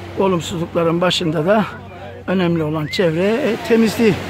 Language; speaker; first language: Turkish; native; Turkish